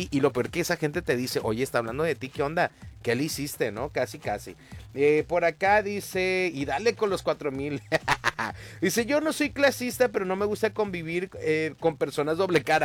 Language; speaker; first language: Spanish; native; Spanish